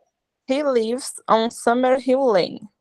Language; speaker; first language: English; non-native, learner; Portuguese